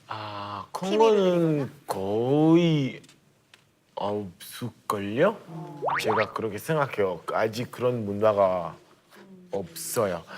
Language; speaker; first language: Korean; non-native, learner; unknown